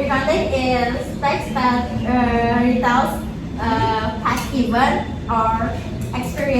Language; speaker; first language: English; non-native, learner; Indonesian